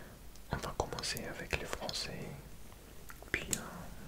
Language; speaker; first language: French; non-native, learner; Welsh